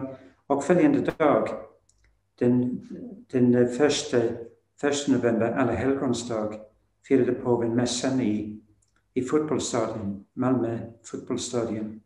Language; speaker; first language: Swedish; non-native, fluent; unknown